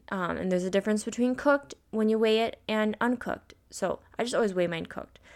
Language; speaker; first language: English; native; English